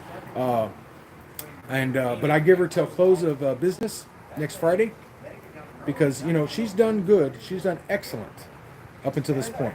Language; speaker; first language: English; native; English